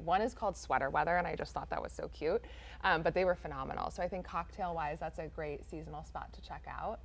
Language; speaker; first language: English; native; English